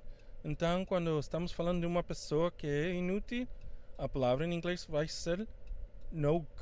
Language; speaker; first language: Portuguese; non-native, fluent; Spanish